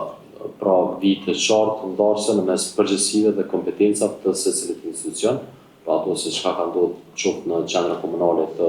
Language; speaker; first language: Albanian; native; Albanian